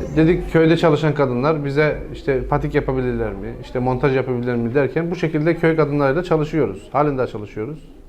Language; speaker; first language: Turkish; native; Turkish